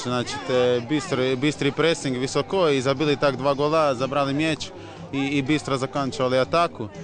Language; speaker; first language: Russian; non-native, fluent; Croatian